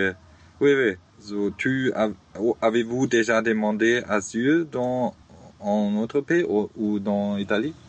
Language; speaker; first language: French; non-native, learner; German